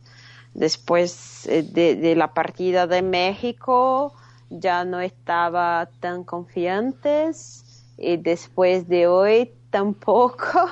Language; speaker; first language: Spanish; non-native, fluent; Portuguese